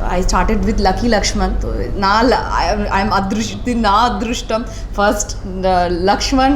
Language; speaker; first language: English; non-native, local second language; Bangla